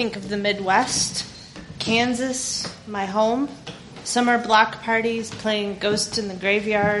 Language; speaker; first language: English; native; English